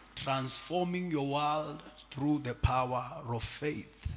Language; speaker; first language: English; non-native, local second language; Swahili